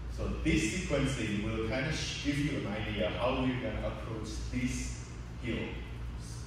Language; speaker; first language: English; non-native, fluent; Indonesian